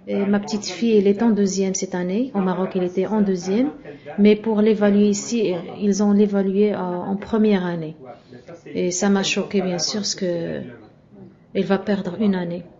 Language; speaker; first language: French; non-native, local second language; Arabic